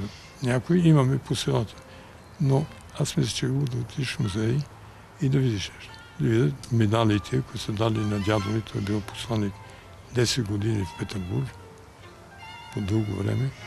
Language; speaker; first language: Bulgarian; early bilingual, heritage; Bulgarian